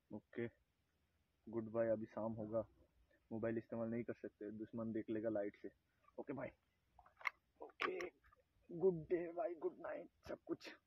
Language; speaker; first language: Hindi; non-native, local second language; Bangla